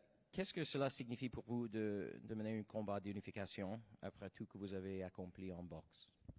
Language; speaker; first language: French; non-native, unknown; English